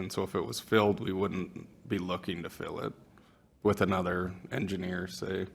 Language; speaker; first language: English; native; English